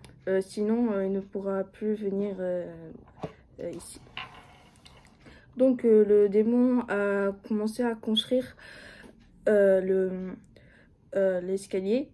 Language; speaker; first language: French; non-native, fluent; Japanese